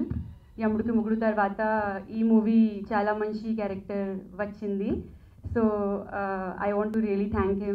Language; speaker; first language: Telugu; non-native, learner; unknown